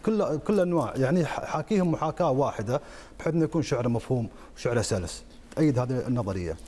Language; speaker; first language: Arabic; native; Arabic